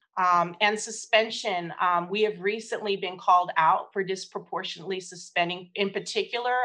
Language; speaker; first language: English; native; English